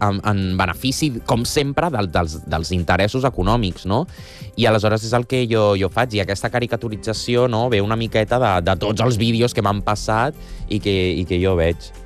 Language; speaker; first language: Catalan; non-native, local second language; Spanish